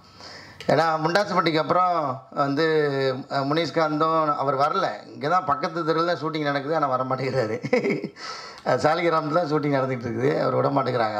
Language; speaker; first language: Tamil; native; Tamil